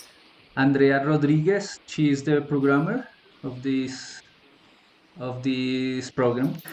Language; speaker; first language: English; non-native, learner; Spanish